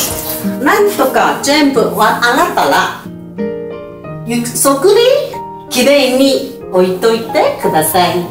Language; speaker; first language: Japanese; non-native, learner; Chinese